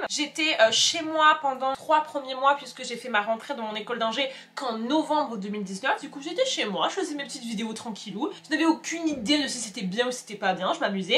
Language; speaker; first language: French; native; French